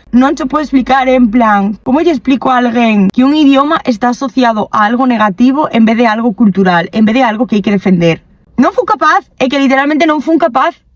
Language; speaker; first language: Galician; non-native, local second language; Spanish